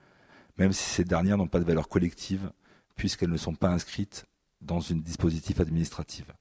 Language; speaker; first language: French; native; French